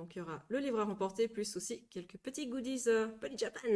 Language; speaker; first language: French; native; French